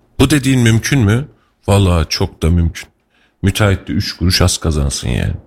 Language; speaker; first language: Turkish; native; Turkish